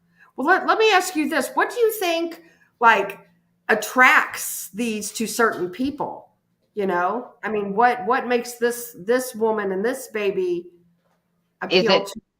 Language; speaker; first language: English; native; English